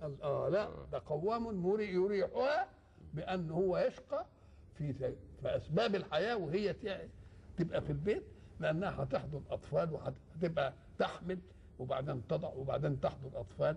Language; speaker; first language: Arabic; native; Arabic